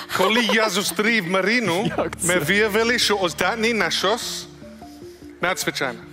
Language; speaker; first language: Ukrainian; non-native, learner; English